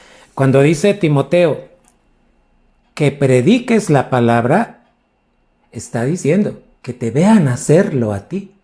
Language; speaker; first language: Spanish; native; Spanish